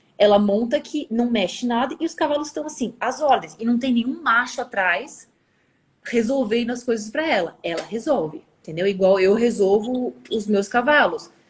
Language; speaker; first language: Portuguese; early bilingual, other home language; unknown